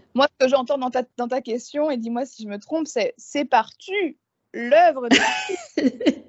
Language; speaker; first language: French; native; French